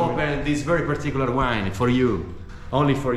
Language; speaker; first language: English; non-native, learner; Italian